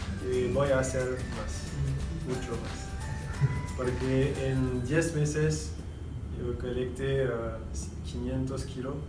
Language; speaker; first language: Spanish; non-native, learner; French